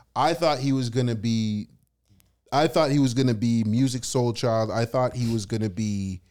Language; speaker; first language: English; native; English